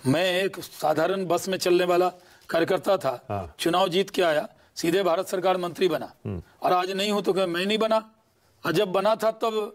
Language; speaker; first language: Hindi; native; Hindi